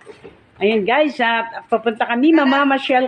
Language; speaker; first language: Filipino; non-native, local second language; Cebuano